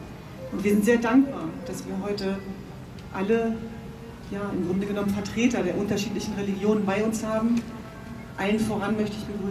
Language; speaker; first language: German; native; German